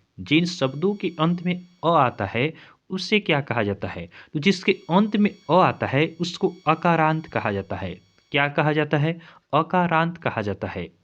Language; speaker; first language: Hindi; native; Hindi